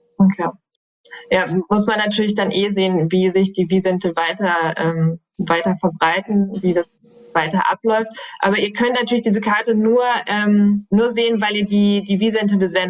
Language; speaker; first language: German; native; German